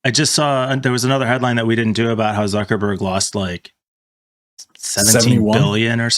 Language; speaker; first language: English; native; English